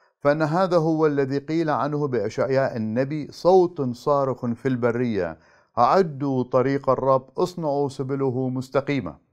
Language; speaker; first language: Arabic; native; Arabic